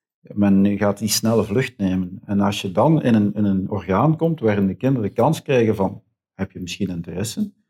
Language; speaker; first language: Dutch; native; Dutch